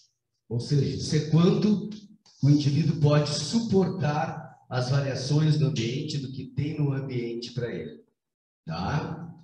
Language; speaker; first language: Portuguese; native; Portuguese